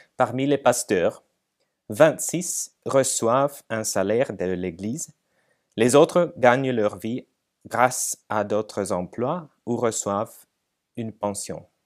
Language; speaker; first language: French; non-native, fluent; Finnish